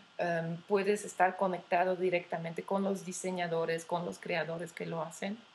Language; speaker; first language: Spanish; non-native, fluent; Dutch